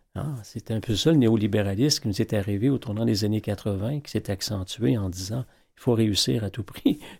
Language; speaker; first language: French; native; French